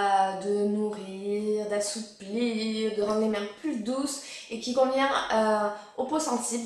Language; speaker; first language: French; native; French